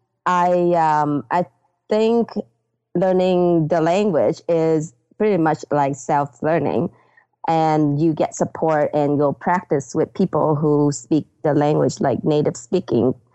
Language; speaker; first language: English; non-native, fluent; Vietnamese